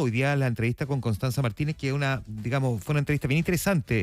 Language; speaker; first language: Spanish; native; Spanish